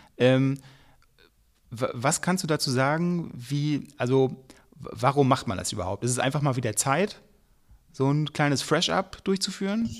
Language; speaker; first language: German; native; German